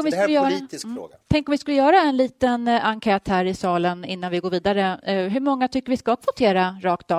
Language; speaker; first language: Swedish; native; Swedish